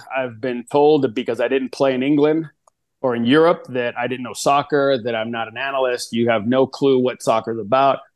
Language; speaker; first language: English; early bilingual, other home language; Spanish